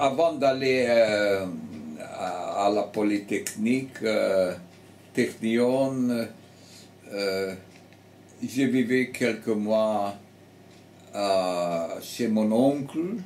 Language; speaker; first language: French; early bilingual, heritage; French